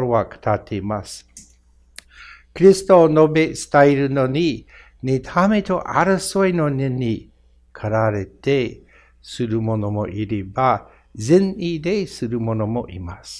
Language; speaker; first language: Japanese; non-native, fluent; English